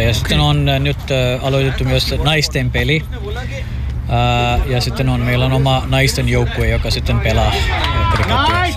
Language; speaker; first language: Finnish; non-native, fluent; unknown